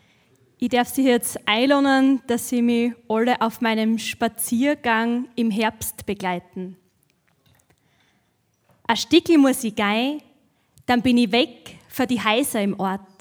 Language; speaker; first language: German; native; German